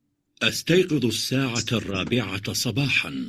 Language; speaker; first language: Arabic; non-native, learner; Indonesian